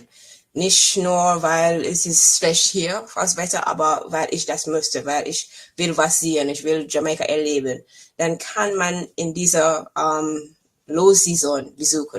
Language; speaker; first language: German; non-native, fluent; English